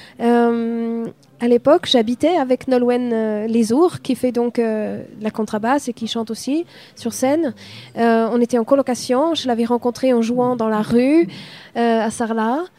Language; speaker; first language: French; non-native, fluent; Swedish